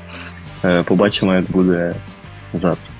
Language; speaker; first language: Ukrainian; early bilingual, heritage; Ukrainian